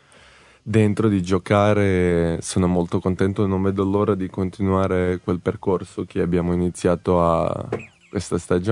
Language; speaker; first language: Italian; non-native, fluent; Serbian